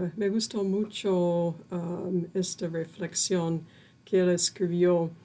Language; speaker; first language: Spanish; non-native, fluent; English